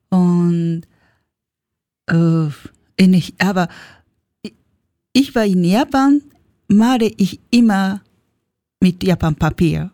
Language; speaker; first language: German; non-native, learner; Japanese